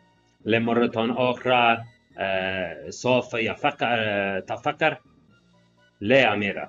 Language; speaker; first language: Arabic; non-native, learner; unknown